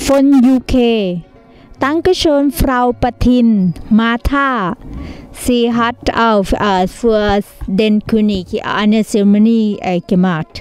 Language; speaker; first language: German; non-native, learner; Thai